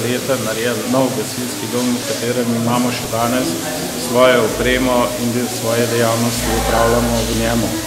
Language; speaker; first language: Slovenian; native; Slovenian